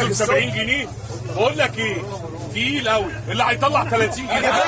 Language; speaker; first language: Arabic; native; Arabic